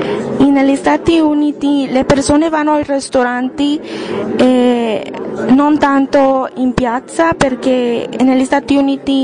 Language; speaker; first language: Italian; non-native, learner; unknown